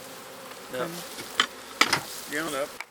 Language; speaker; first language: English; native; English